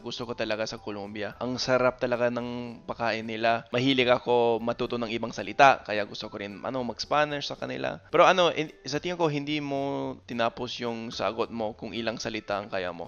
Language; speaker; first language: Filipino; non-native, fluent; English